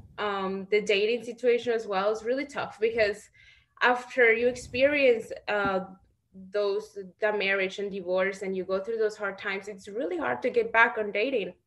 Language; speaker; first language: English; non-native, fluent; Spanish